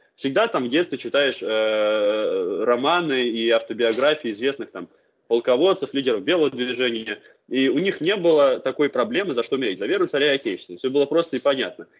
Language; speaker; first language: Russian; native; Russian